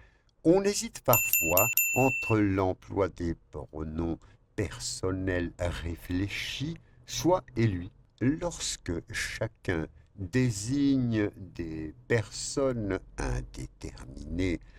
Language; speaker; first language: French; non-native, fluent; Spanish